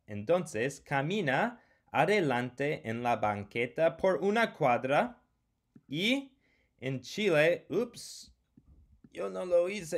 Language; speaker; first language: Spanish; non-native, fluent; English